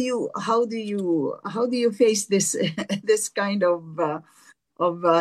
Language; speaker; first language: Filipino; non-native, local second language; Hiligaynon